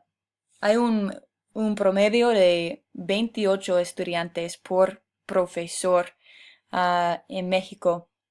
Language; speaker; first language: Spanish; non-native, fluent; English